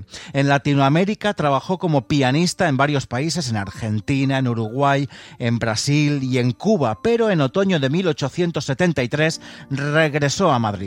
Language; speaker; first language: Spanish; native; Spanish